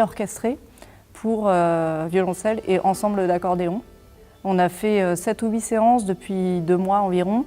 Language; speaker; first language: French; native; French